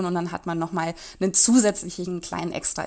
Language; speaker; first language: German; native; German